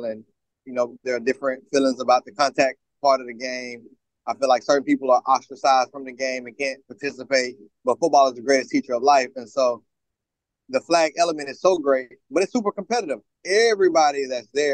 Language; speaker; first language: English; native; English